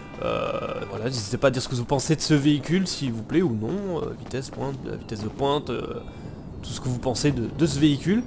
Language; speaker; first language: French; native; French